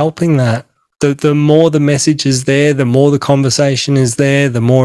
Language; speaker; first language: English; native; English